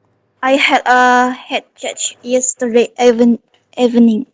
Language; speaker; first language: English; non-native, learner; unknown